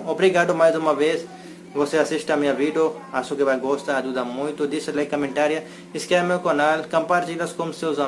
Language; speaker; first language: Portuguese; non-native, learner; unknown